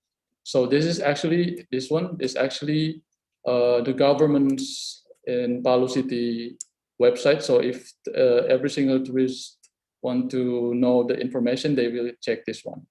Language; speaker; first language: English; non-native, fluent; Indonesian